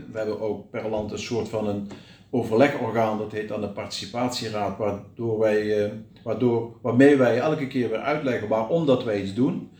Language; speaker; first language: Dutch; native; Dutch